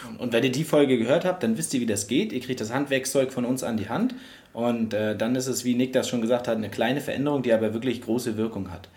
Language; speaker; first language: German; native; German